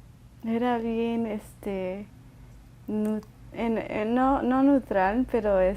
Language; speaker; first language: Spanish; early bilingual, other home language; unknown